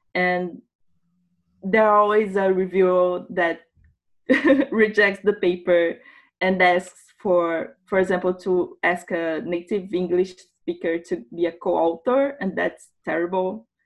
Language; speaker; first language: English; non-native, fluent; Portuguese